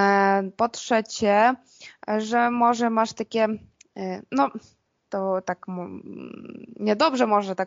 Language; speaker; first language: Polish; non-native, fluent; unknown